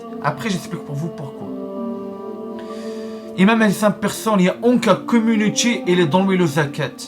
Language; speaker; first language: French; non-native, learner; Arabic